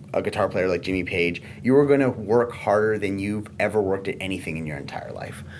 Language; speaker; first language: English; native; English